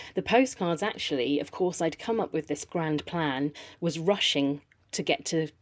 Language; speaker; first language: English; native; English